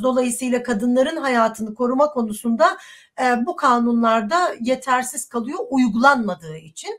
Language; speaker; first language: Turkish; native; Turkish